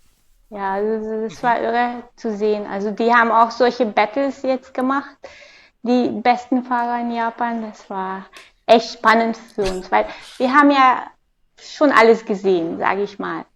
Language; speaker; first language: German; non-native, fluent; Hungarian